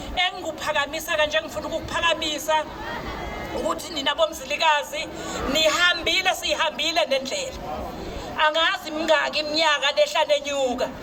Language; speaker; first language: Zulu; native; Zulu